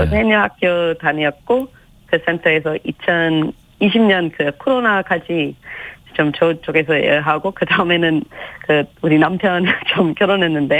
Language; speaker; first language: Korean; non-native, fluent; English